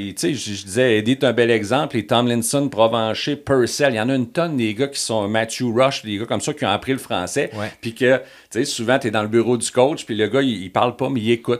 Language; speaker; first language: French; native; French